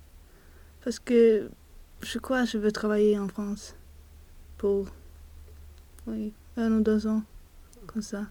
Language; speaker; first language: French; non-native, learner; Swedish